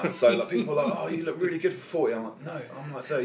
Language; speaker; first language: English; native; English